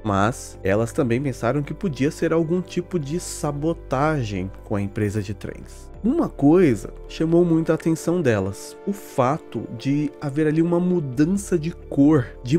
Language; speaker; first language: Portuguese; native; Portuguese